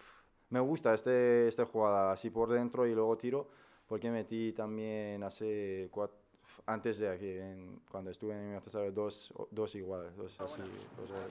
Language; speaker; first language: Spanish; non-native, fluent; Persian